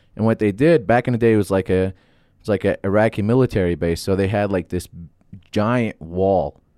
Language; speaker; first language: English; non-native, fluent; Arabic